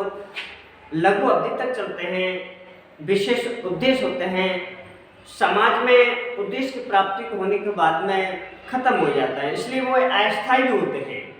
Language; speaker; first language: Hindi; native; Hindi